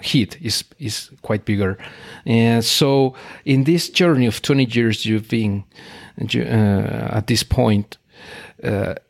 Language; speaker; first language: English; non-native, fluent; Spanish